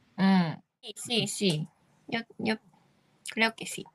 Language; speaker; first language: Spanish; non-native, fluent; Japanese